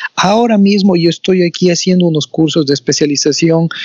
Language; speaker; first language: Spanish; native; Spanish